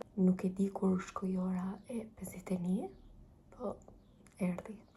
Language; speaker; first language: Albanian; early bilingual, heritage; Albanian